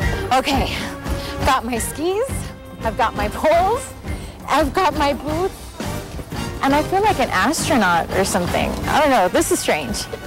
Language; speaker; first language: English; early bilingual, other home language; Spanish